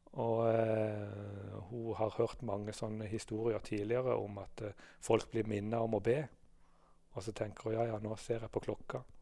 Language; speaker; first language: Norwegian; native; Norwegian